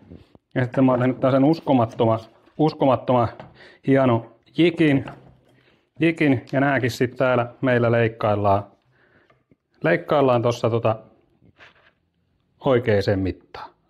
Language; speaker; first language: Finnish; native; Finnish